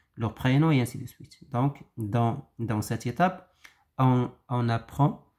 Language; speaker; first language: French; non-native, local second language; Arabic